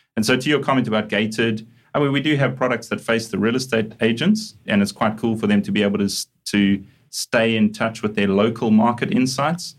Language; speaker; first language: English; native; English